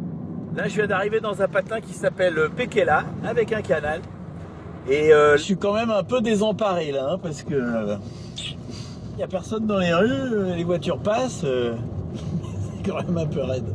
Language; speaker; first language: French; native; French